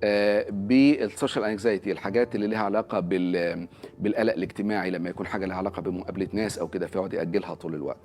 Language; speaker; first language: Arabic; native; Arabic